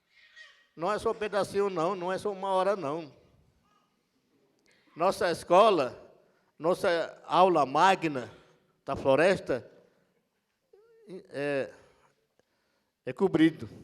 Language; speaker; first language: Portuguese; non-native, local second language; Yanomámi